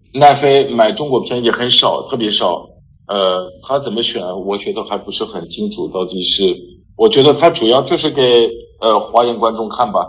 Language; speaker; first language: Chinese; non-native, fluent; French